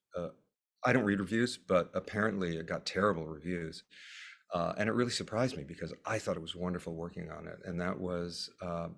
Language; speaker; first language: English; native; English